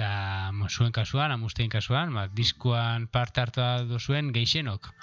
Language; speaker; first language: Basque; native; Basque